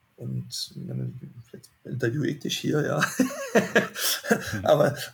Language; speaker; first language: German; native; German